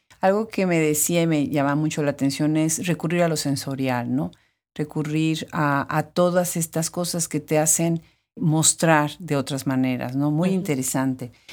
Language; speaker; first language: Spanish; native; Spanish